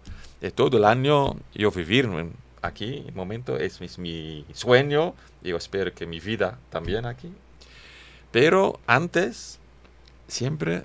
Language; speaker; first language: Spanish; non-native, learner; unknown